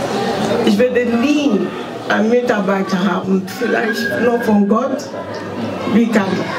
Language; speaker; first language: German; non-native, fluent; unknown